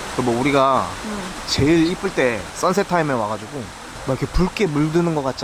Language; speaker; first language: Korean; native; Korean